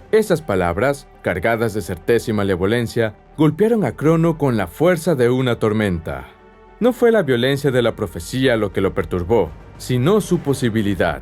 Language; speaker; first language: Spanish; native; Spanish